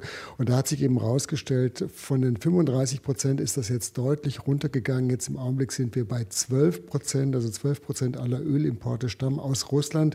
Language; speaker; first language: German; native; German